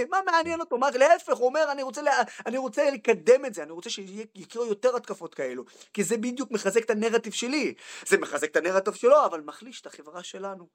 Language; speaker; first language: Hebrew; non-native, local second language; Arabic